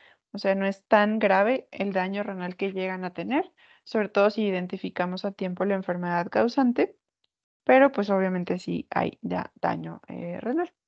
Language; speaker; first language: Spanish; native; Spanish